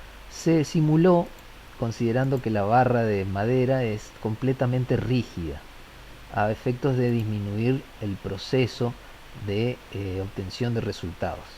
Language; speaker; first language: Spanish; native; Spanish